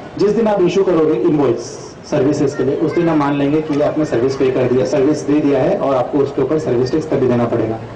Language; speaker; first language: Hindi; non-native, local second language; Sindhi